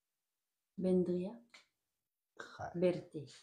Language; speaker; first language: Spanish; non-native, learner; French